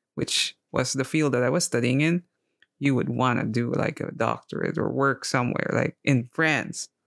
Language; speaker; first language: English; non-native, local second language; Filipino